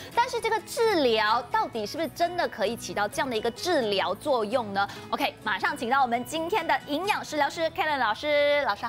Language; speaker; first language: Chinese; native; Chinese